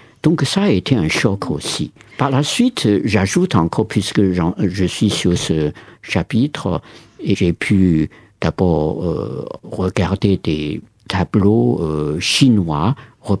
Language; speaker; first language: French; non-native, fluent; Chinese